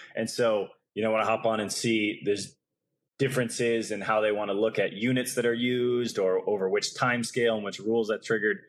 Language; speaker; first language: English; native; English